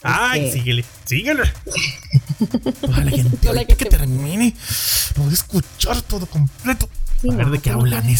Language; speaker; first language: Spanish; native; Spanish